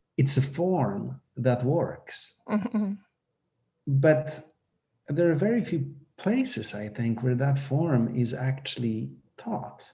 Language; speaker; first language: English; non-native, fluent; Polish